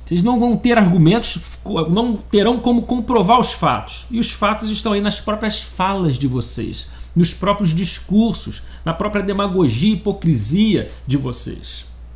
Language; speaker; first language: Portuguese; native; Portuguese